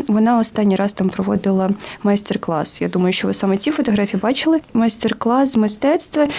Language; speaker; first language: Ukrainian; native; Ukrainian